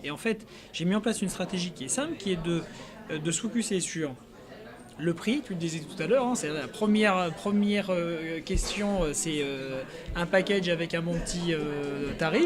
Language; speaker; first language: French; native; French